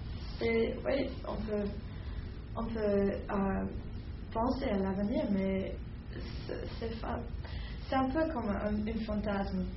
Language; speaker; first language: French; non-native, fluent; English